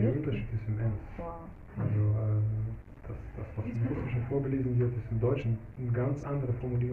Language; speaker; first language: German; non-native, fluent; Russian